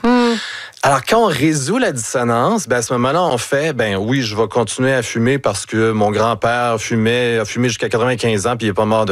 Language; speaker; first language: French; native; French